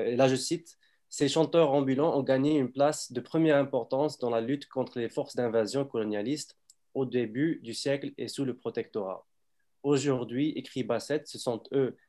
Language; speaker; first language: French; non-native, fluent; Arabic